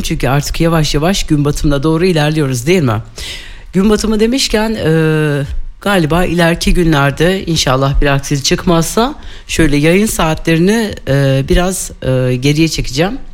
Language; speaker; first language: Turkish; native; Turkish